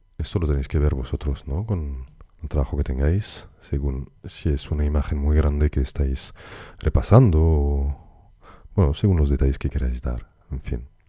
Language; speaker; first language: Spanish; native; Spanish